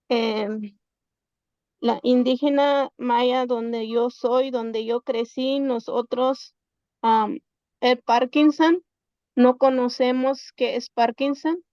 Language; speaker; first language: Spanish; non-native, local second language; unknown